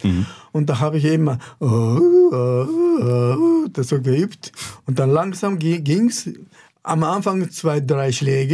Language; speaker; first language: German; non-native, fluent; Japanese